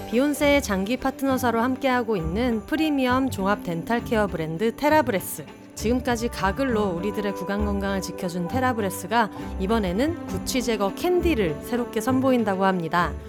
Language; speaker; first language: Korean; native; Korean